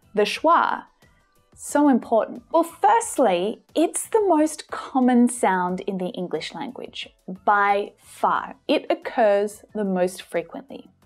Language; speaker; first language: English; native; English